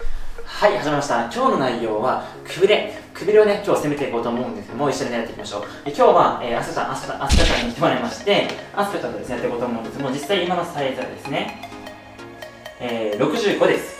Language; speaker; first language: Japanese; native; Japanese